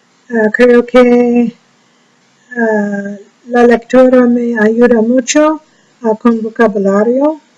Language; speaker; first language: Spanish; non-native, learner; English